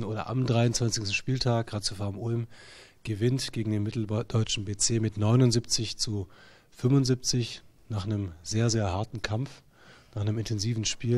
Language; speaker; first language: German; native; German